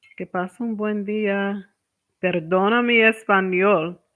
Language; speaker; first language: Spanish; non-native, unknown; English